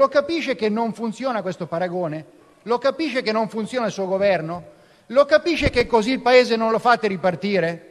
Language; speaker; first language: Italian; native; Italian